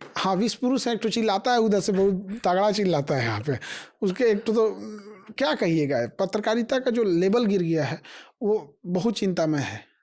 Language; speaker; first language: Hindi; native; Hindi